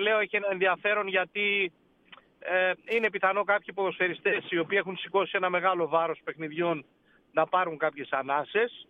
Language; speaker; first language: Greek; native; Greek